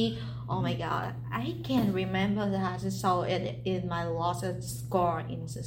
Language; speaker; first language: English; non-native, learner; Vietnamese